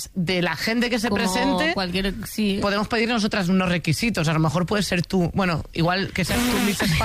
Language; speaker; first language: Spanish; native; Spanish